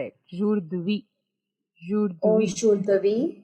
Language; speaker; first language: French; non-native, fluent; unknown